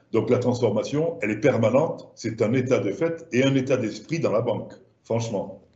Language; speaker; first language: French; native; French